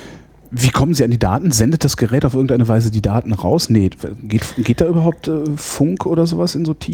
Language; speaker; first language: German; native; German